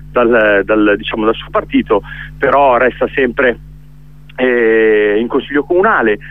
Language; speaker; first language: Italian; native; Italian